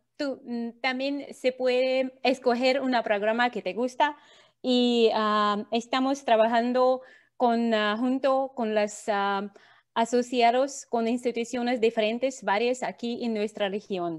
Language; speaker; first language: Spanish; non-native, learner; Russian